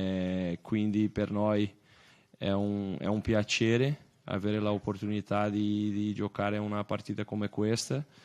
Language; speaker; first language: Italian; non-native, fluent; Portuguese